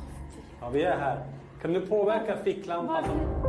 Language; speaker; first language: Swedish; native; Swedish